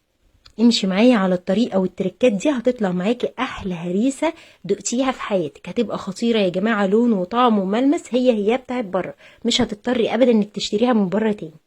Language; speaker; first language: Arabic; native; Arabic